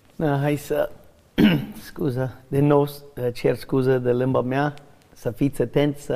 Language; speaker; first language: Romanian; non-native, learner; English